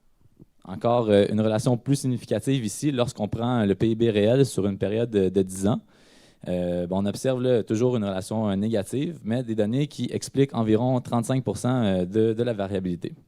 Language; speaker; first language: French; native; French